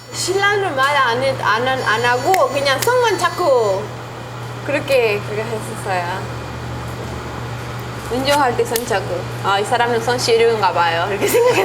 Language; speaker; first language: Korean; non-native, learner; Spanish